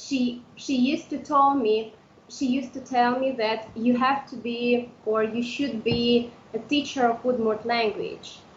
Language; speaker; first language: English; non-native, fluent; Udmurt